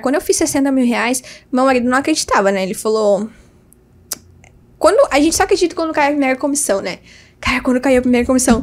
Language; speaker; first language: Portuguese; native; Portuguese